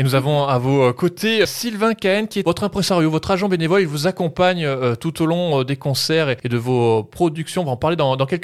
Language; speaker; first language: French; native; French